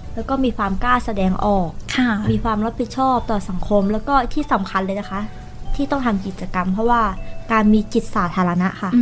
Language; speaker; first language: Thai; native; Thai